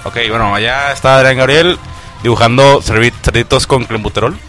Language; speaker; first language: Spanish; native; Spanish